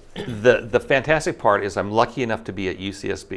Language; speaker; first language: English; native; English